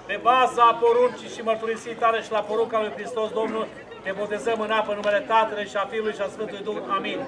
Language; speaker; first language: Romanian; native; Romanian